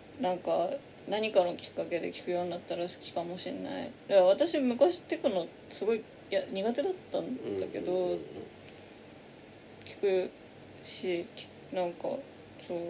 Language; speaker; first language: Japanese; native; Japanese